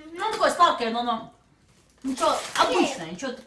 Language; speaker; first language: Russian; native; Russian